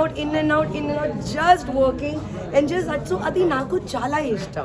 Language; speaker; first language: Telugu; non-native, fluent; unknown